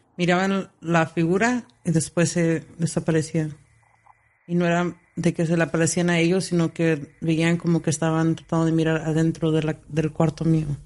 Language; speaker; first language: Spanish; early bilingual, heritage; Spanish